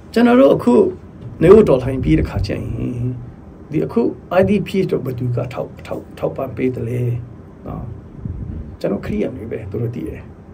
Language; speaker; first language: Burmese; non-native, local second language; Hakha Chin